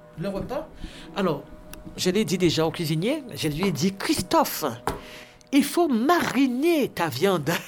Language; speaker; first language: French; native; French